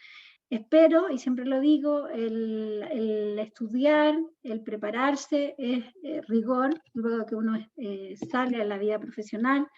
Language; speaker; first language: Spanish; native; Spanish